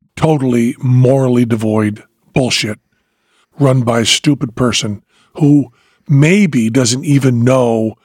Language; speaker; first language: English; native; English